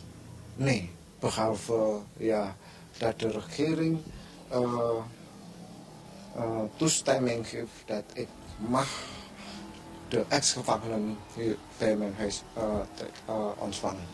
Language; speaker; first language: Dutch; non-native, fluent; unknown